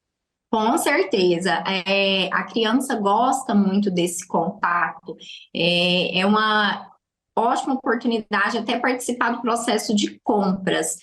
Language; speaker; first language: Portuguese; native; Portuguese